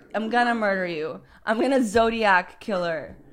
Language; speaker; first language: Italian; non-native, fluent; Croatian